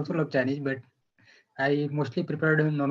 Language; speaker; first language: English; non-native, learner; Hindi